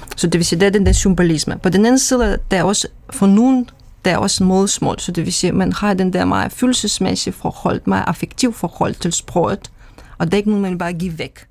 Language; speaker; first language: Danish; non-native, fluent; Russian